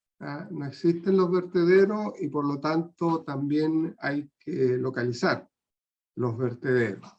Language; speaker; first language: Spanish; non-native, fluent; Portuguese